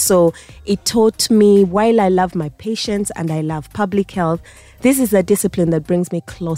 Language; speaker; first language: English; non-native, local second language; Ganda